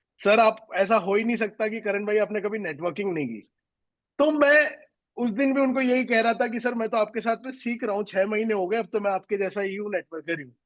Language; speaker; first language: Hindi; native; Hindi